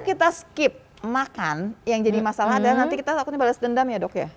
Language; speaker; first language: Indonesian; native; Indonesian